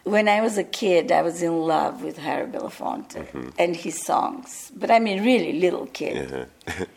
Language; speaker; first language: English; early bilingual, other home language; Bulgarian